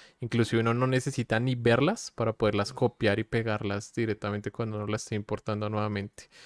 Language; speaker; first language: Spanish; native; Spanish